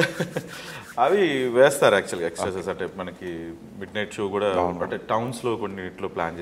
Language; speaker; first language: Telugu; native; Telugu